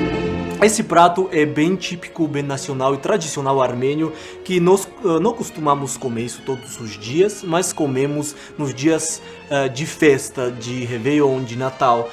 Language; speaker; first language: Portuguese; non-native, fluent; Armenian